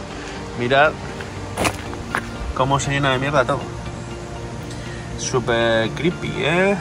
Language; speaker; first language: Spanish; native; Spanish